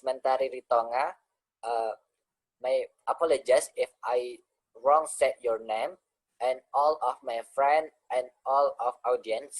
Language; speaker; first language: English; non-native, learner; Indonesian